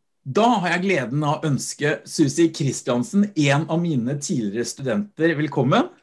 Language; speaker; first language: Norwegian; native; Norwegian